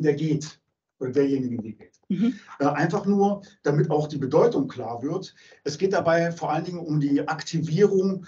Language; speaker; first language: German; native; German